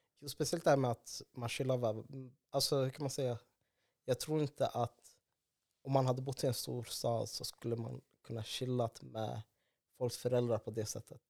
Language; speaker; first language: Swedish; early bilingual, other home language; Somali